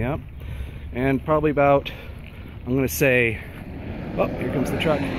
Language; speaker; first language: English; native; English